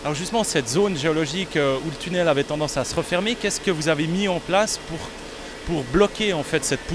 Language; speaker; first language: French; native; French